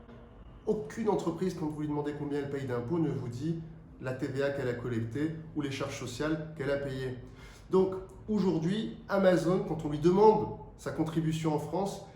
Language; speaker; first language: French; native; French